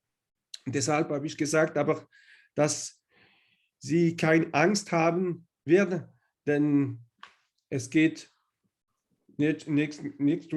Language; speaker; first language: German; non-native, learner; French